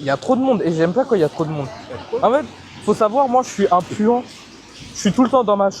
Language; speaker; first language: French; native; French